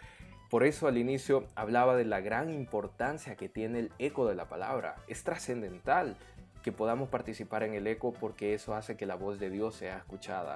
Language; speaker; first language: Spanish; native; Spanish